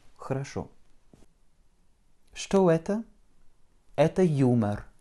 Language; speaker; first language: Russian; non-native, fluent; French